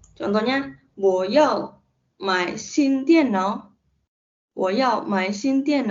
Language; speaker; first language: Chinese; non-native, fluent; Indonesian